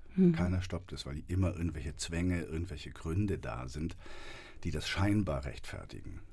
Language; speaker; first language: German; native; German